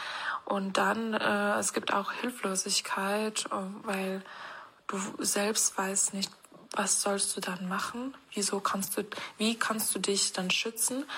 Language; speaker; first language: German; non-native, fluent; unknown